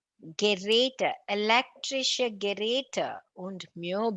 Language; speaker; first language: German; non-native, fluent; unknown